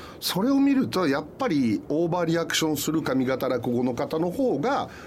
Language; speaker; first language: Japanese; non-native, fluent; French